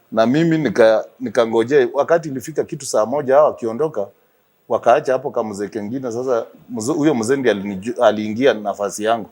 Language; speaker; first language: Swahili; non-native, local second language; Luyia